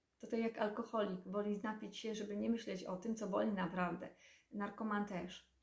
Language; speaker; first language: Polish; native; Polish